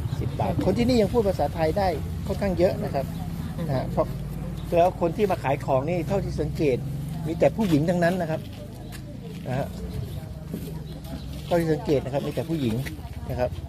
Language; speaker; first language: Thai; native; Thai